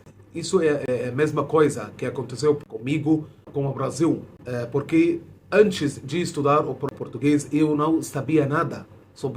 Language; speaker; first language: Portuguese; non-native, fluent; Arabic